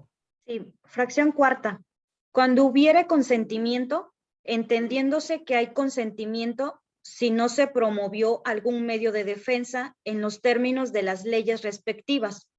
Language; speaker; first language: Spanish; native; Spanish